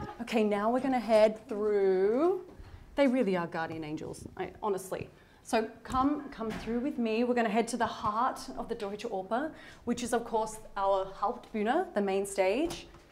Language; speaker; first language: English; native; English